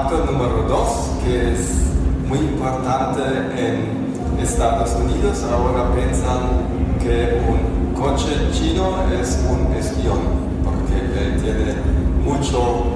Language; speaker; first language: Spanish; non-native, fluent; German